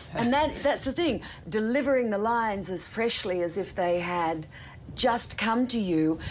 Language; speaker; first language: English; native; English